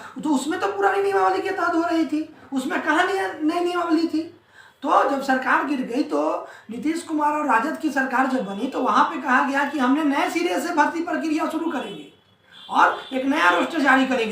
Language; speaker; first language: Hindi; native; Hindi